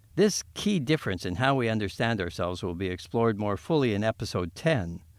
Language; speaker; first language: English; native; English